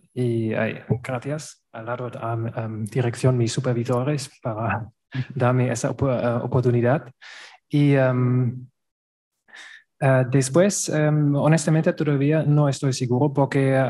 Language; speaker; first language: Spanish; non-native, learner; German